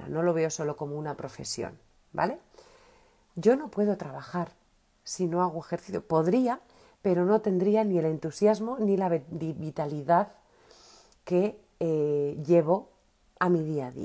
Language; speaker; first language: Spanish; native; Spanish